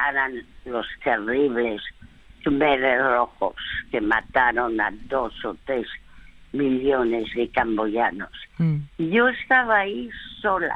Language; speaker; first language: Spanish; early bilingual, other home language; French